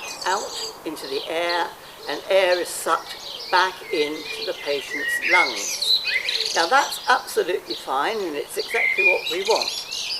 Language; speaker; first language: English; native; English